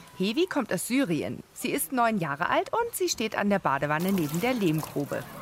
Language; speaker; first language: German; native; German